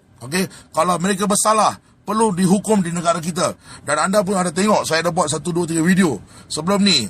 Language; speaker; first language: Malay; non-native, local second language; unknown